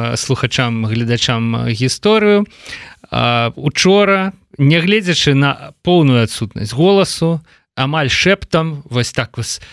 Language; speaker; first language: Belarusian; native; Belarusian